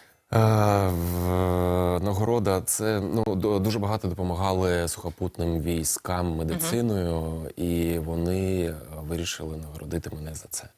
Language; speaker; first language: Ukrainian; non-native, fluent; Russian